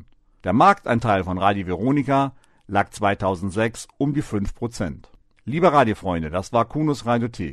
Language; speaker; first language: German; native; German